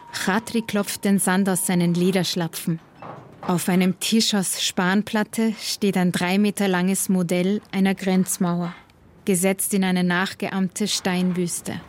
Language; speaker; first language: German; native; German